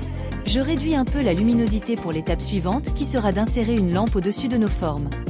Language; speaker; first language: French; native; French